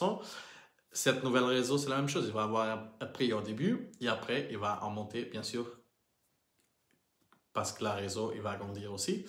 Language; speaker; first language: French; non-native, learner; Portuguese